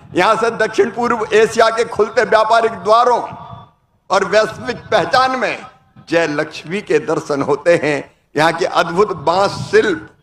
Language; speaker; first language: Hindi; native; Hindi